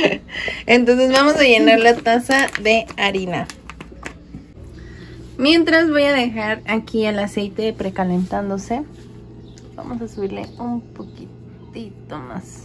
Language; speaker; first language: Spanish; native; Spanish